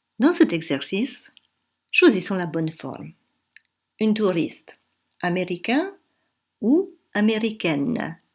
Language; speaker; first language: French; native; French